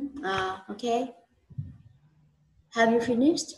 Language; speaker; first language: English; non-native, learner; Vietnamese